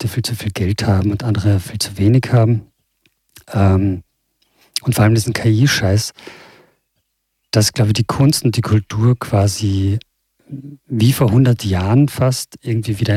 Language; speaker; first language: German; native; German